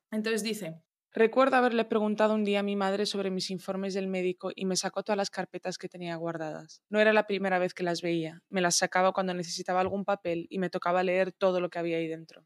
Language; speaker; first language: Spanish; early bilingual, other home language; Arabic